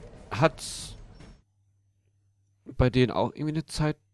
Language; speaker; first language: German; native; German